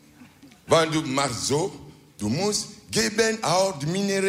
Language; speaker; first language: Dutch; non-native, learner; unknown